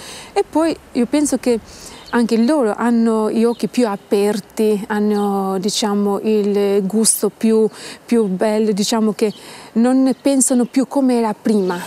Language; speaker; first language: Italian; non-native, fluent; Albanian